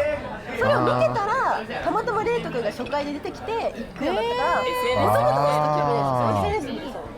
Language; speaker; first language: Japanese; native; Japanese